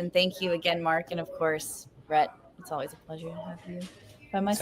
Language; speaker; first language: English; native; English